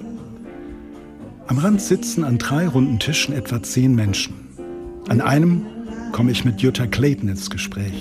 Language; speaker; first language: German; native; German